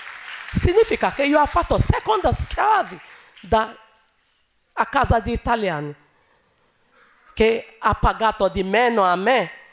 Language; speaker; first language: Italian; non-native, learner; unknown